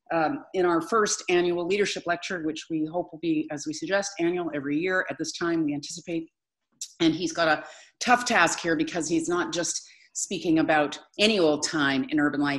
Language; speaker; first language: English; native; English